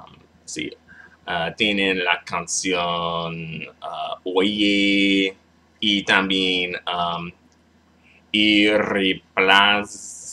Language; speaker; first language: Spanish; non-native, learner; English